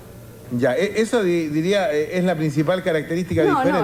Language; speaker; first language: Spanish; native; Spanish